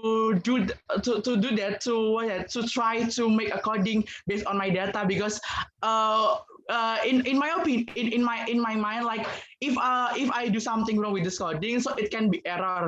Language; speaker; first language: English; non-native, learner; Indonesian